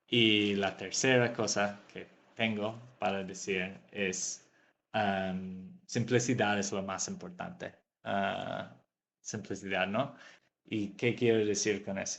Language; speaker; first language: Spanish; non-native, fluent; English